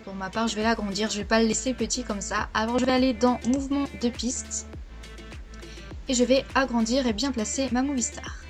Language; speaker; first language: French; native; French